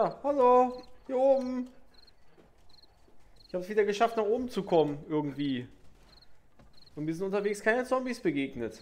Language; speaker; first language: German; native; German